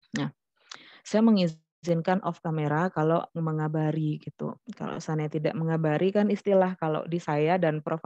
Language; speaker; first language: Indonesian; non-native, local second language; Minangkabau